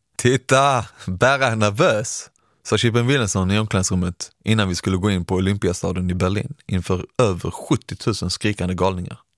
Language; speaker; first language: Swedish; early bilingual, other home language; Persian